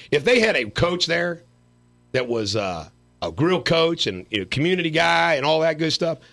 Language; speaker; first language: English; native; English